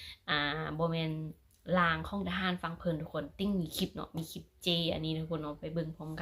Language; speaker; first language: Thai; non-native, local second language; Lao